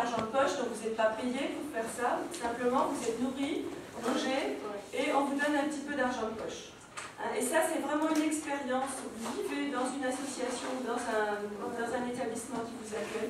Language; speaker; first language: French; native; French